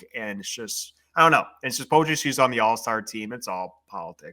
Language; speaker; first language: English; native; English